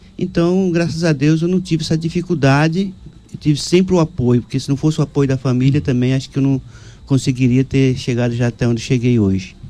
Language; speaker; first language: Portuguese; native; Portuguese